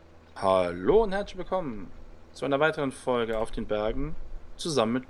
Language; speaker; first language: German; native; German